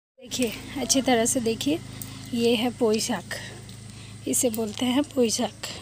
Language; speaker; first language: Hindi; non-native, local second language; Bangla